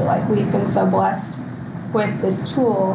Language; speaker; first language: English; native; English